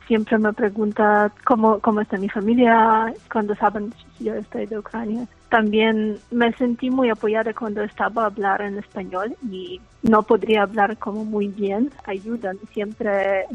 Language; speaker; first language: Spanish; non-native, learner; Ukrainian